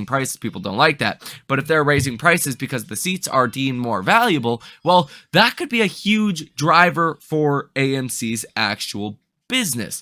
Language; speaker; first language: English; native; English